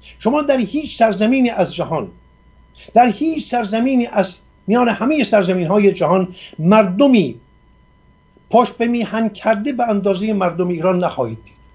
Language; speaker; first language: Persian; non-native, local second language; Assyrian Neo-Aramaic